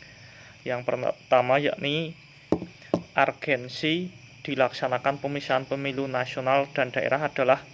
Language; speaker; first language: Indonesian; native; Indonesian